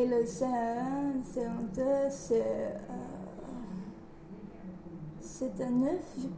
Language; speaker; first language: French; non-native, learner; English